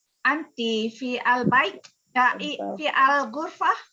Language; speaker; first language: Arabic; non-native, learner; Malay